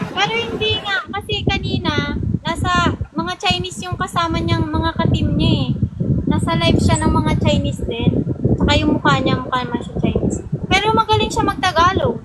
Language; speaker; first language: Filipino; native; Filipino